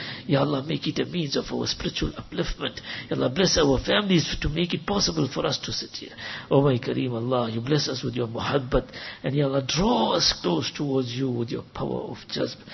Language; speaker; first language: English; native; English